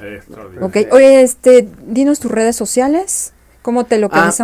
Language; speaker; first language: Spanish; native; Spanish